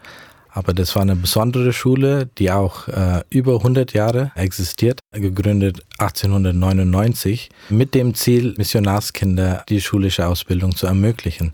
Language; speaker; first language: German; early bilingual, heritage; German